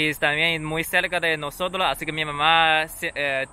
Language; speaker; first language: Spanish; non-native, learner; Chinese